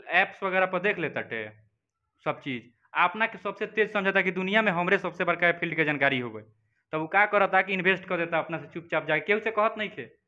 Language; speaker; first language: Hindi; native; Hindi